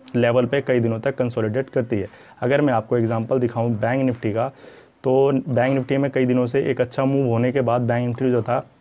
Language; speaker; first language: Hindi; native; Hindi